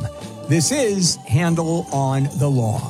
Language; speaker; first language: English; native; English